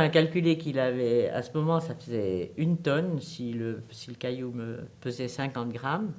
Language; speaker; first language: French; native; French